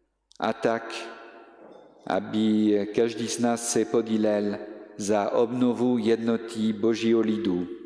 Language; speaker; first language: Czech; non-native, fluent; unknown